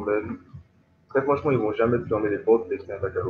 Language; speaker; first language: French; native; French